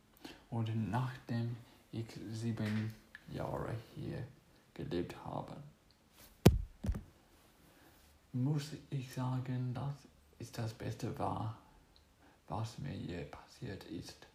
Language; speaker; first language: German; non-native, fluent; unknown